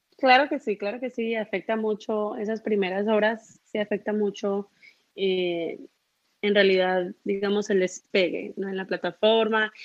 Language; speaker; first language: Spanish; early bilingual, heritage; Spanish